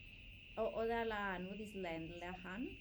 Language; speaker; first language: Indonesian; non-native, learner; English